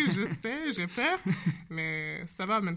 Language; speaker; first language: French; non-native, learner; English